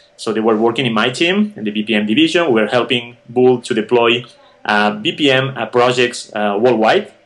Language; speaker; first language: English; non-native, fluent; Spanish